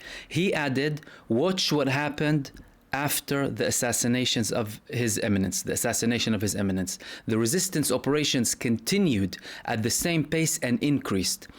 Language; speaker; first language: English; non-native, fluent; Arabic